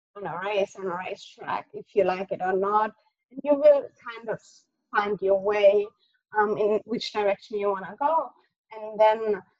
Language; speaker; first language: English; non-native, fluent; German